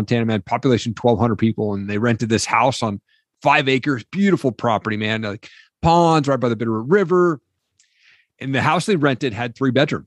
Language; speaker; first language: English; native; English